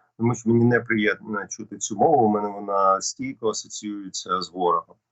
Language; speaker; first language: Ukrainian; non-native, local second language; Russian